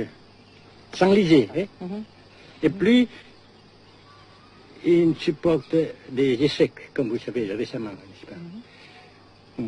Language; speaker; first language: French; non-native, local second language; Vietnamese